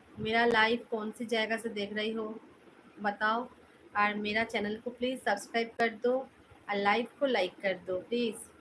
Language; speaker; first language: Hindi; non-native, local second language; Bangla